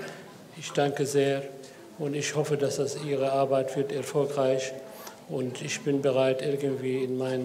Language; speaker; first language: German; non-native, fluent; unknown